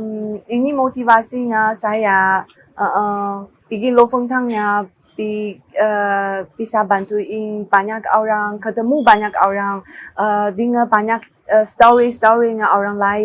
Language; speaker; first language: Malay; non-native, learner; Chinese